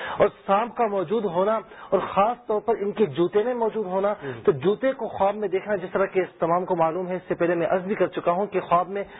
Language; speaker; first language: Urdu; native; Urdu